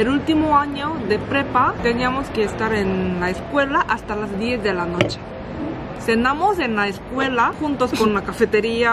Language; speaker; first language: Spanish; non-native, learner; Korean